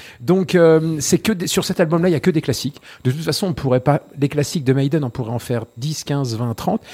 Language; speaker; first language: French; native; French